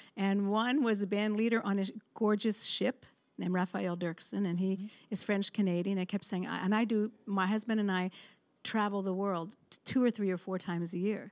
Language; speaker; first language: English; native; English